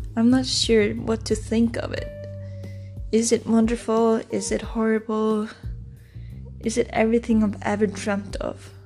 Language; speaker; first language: English; non-native, fluent; Icelandic